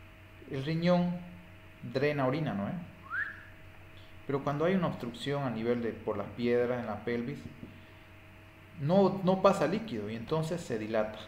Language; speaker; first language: Spanish; native; Spanish